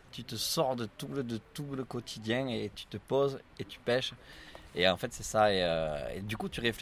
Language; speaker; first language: French; native; French